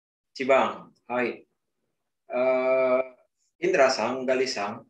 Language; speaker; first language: Japanese; non-native, learner; Indonesian